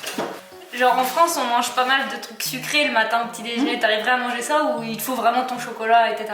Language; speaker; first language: French; native; French